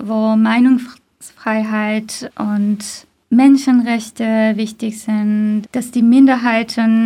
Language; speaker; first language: German; non-native, fluent; Persian